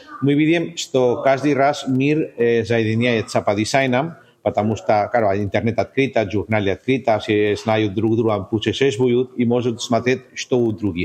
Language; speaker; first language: Russian; non-native, fluent; Spanish